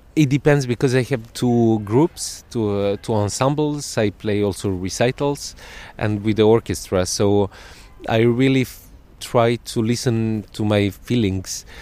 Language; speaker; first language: English; non-native, fluent; Serbian